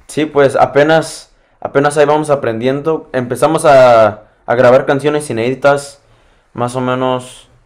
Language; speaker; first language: Spanish; early bilingual, heritage; Spanish